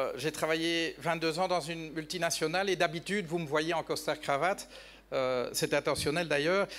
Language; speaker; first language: French; native; French